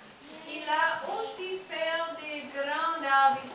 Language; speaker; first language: French; non-native, learner; English